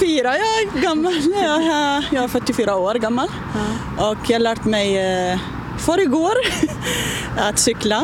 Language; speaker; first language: Swedish; non-native, learner; Arabic